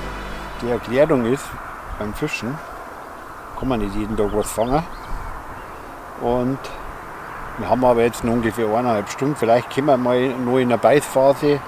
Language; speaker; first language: German; native; German